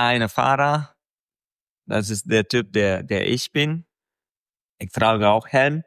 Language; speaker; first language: German; non-native, fluent; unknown